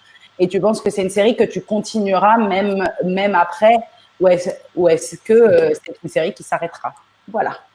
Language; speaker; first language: French; native; French